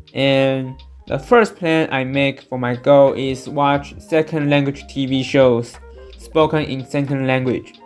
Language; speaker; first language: English; non-native, fluent; Chinese